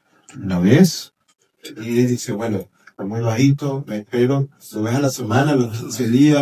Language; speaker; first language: Spanish; native; Spanish